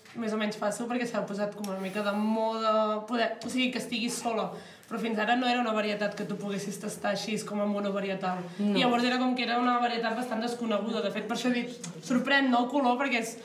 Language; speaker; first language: Catalan; native; Catalan